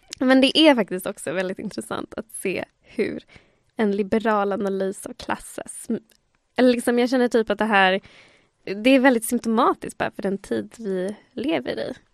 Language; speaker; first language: Swedish; early bilingual, other home language; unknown